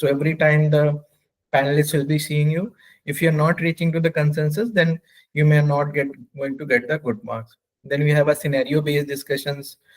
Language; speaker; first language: English; non-native, local second language; Hindi